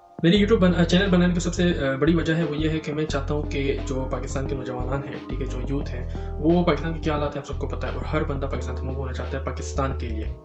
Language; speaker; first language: Urdu; native; Urdu